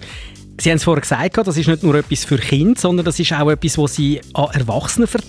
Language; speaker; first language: German; native; German